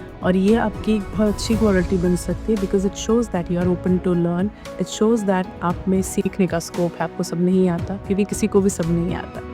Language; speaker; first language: Hindi; native; Hindi